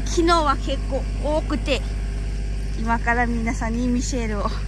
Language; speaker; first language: Japanese; non-native, learner; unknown